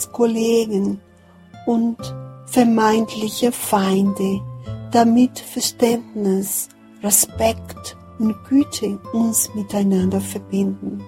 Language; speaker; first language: German; non-native, fluent; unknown